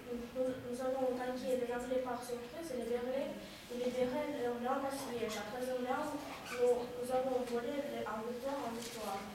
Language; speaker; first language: French; non-native, learner; Russian